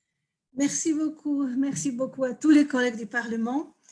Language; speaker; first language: French; non-native, fluent; Polish